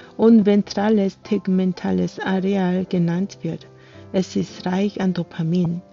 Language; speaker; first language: German; non-native, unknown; Korean